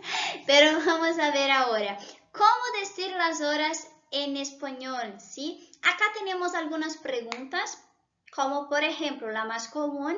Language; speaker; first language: Spanish; non-native, fluent; Portuguese